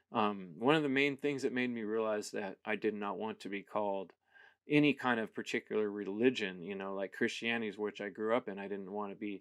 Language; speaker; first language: English; native; English